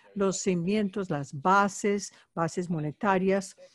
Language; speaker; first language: Spanish; non-native, fluent; Bulgarian